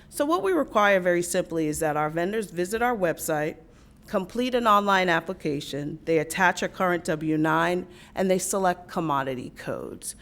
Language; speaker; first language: English; native; English